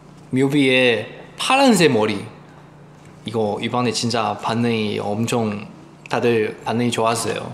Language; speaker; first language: Korean; non-native, fluent; Chinese